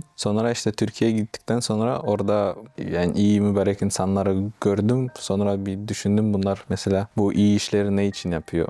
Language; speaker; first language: Turkish; non-native, fluent; Russian